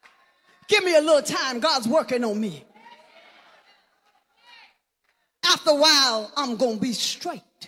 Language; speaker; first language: English; native; English